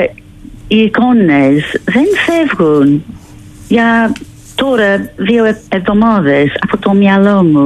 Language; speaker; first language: Greek; non-native, learner; English